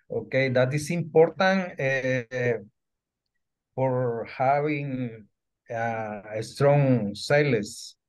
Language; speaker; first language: English; non-native, learner; Spanish